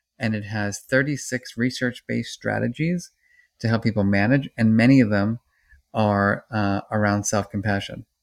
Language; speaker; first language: English; native; English